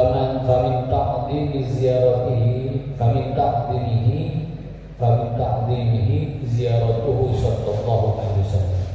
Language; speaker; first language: Arabic; non-native, fluent; Madurese